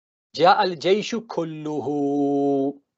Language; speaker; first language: Arabic; non-native, fluent; English